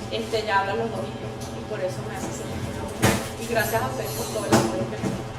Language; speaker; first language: Spanish; native; Spanish